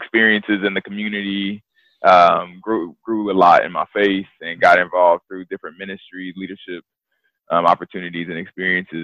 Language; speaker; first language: English; native; English